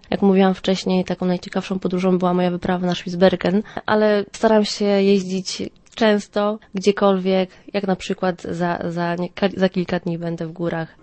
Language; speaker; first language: Polish; native; Polish